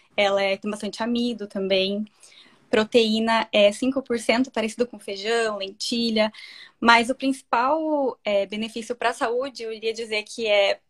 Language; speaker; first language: Portuguese; native; Portuguese